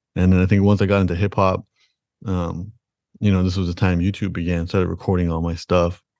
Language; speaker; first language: English; native; English